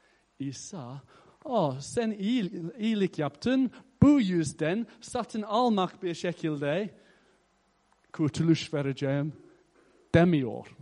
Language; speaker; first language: Turkish; non-native, fluent; English